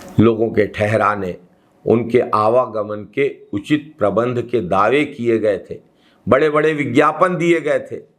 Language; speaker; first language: Hindi; native; Hindi